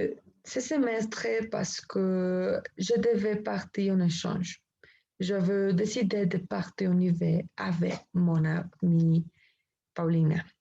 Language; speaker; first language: French; non-native, learner; Spanish